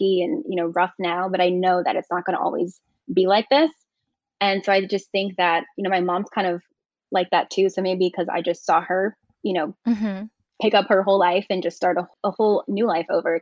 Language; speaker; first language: English; native; English